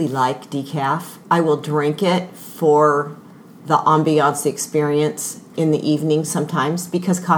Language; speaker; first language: English; native; English